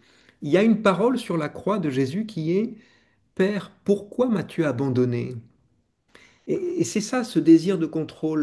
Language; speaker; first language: French; native; French